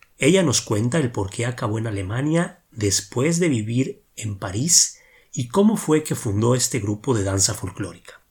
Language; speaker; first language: Spanish; native; Spanish